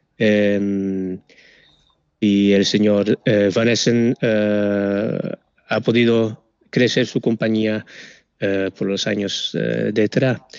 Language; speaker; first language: Spanish; non-native, fluent; Dutch